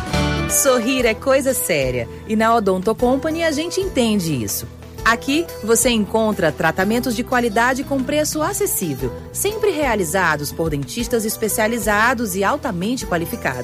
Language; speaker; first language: Portuguese; native; Portuguese